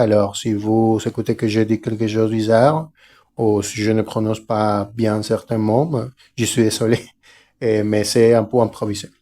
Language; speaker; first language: French; non-native, fluent; Spanish